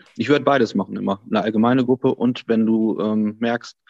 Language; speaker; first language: German; native; German